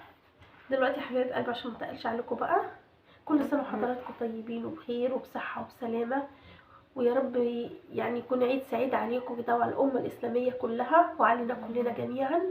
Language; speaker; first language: Arabic; native; Arabic